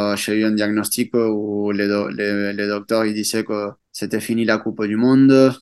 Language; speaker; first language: French; non-native, fluent; Spanish